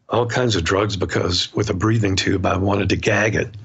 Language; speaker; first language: English; native; English